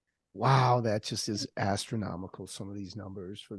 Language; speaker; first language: English; native; English